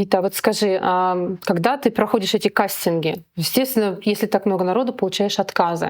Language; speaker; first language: Russian; native; Russian